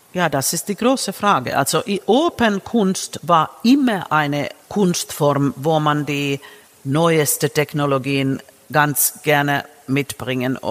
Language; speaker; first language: German; non-native, fluent; Finnish